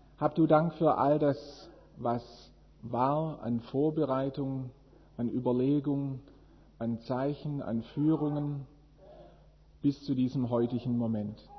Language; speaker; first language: German; native; German